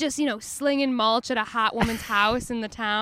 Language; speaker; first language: English; native; English